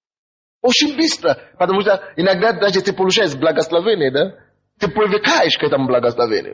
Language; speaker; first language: Russian; non-native, fluent; Yoruba